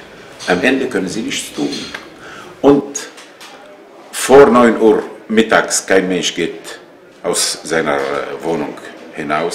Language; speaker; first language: German; non-native, fluent; Arabic